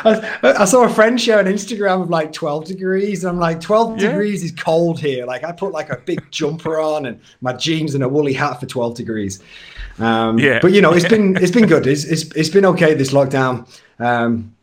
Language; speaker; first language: English; native; English